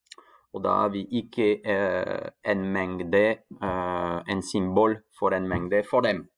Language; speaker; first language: Norwegian; non-native, fluent; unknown